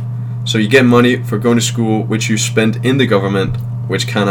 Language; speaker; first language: English; non-native, fluent; Danish